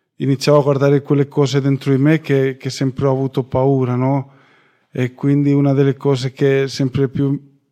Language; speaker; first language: Italian; non-native, fluent; Spanish